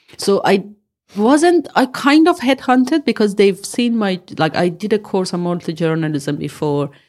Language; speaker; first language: English; non-native, fluent; Persian